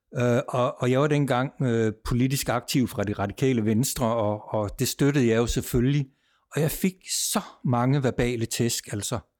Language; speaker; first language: Danish; native; Danish